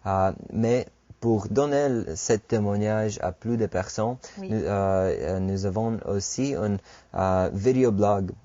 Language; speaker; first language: French; non-native, fluent; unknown